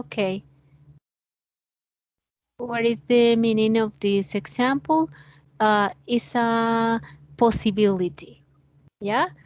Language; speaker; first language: English; non-native, learner; Spanish